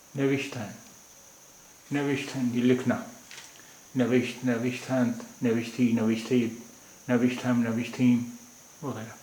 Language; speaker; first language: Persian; non-native, fluent; Urdu